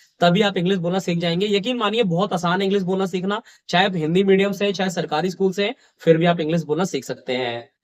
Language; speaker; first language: Hindi; native; Hindi